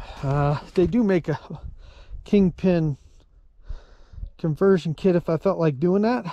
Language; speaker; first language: English; native; English